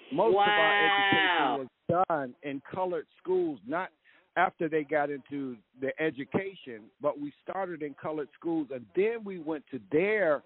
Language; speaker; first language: English; native; English